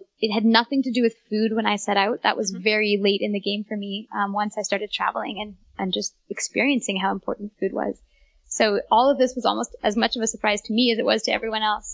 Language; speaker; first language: English; native; English